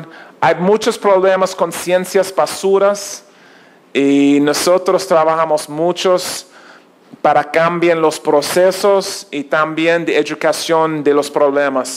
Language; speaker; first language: Spanish; non-native, learner; English